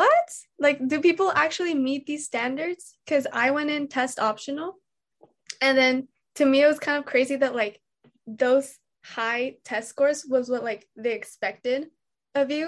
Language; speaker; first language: English; native; English